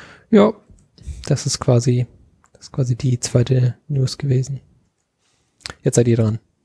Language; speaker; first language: German; native; German